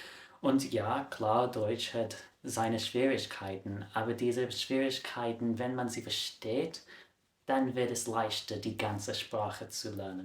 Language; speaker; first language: German; non-native, fluent; English